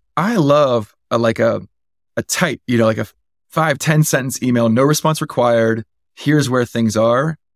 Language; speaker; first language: English; native; English